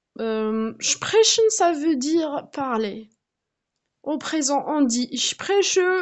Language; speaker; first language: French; non-native, local second language; Arabic